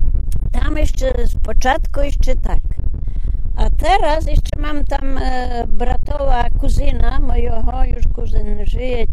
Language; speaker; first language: Polish; non-native, local second language; Rusyn